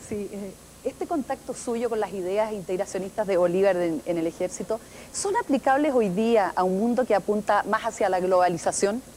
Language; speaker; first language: Spanish; native; Spanish